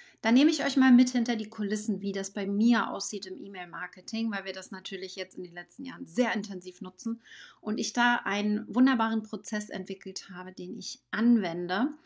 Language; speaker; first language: German; native; German